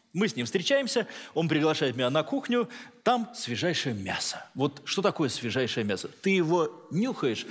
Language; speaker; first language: Russian; native; Russian